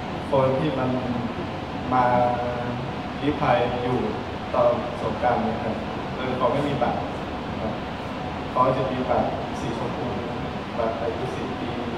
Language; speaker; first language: Thai; non-native, fluent; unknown